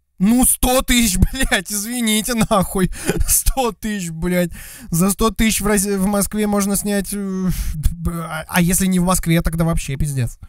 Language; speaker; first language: Russian; native; Russian